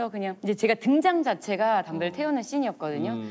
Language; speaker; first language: Korean; native; Korean